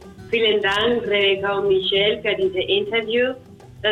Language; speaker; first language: German; non-native, fluent; Spanish